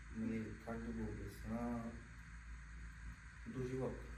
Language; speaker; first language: Bulgarian; non-native, local second language; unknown